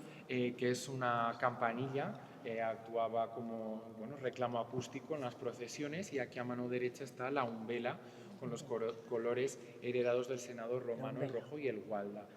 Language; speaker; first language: Spanish; native; Spanish